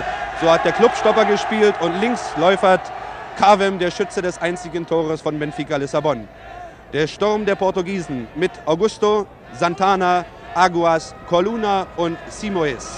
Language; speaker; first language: German; native; German